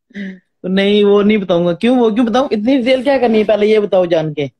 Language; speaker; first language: Hindi; native; Hindi